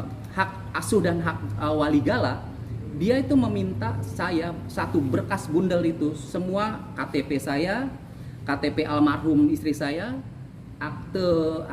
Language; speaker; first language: Indonesian; native; Indonesian